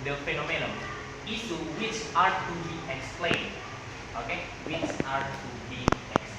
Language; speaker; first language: English; non-native, learner; Indonesian